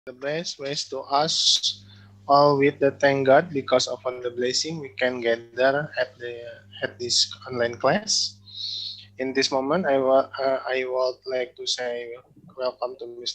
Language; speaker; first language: English; non-native, learner; Indonesian